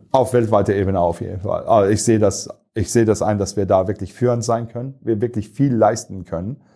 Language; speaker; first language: German; non-native, fluent; Turkish